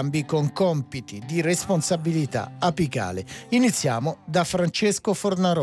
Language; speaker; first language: Italian; native; Italian